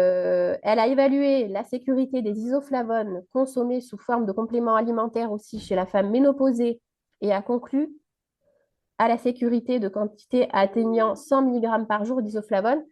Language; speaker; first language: French; native; French